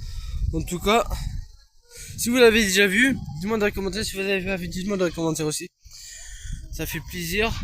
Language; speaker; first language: French; native; French